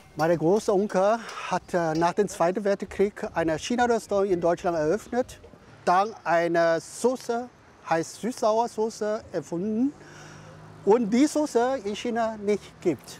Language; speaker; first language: German; non-native, learner; Chinese